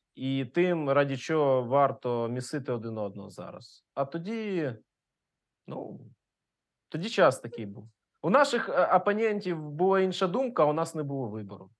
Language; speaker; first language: Ukrainian; non-native, local second language; Russian